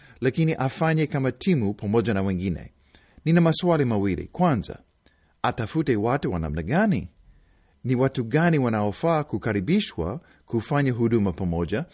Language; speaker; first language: Swahili; non-native, fluent; English